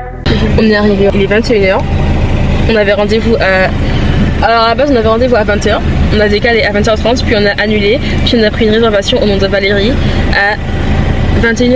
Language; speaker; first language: French; native; French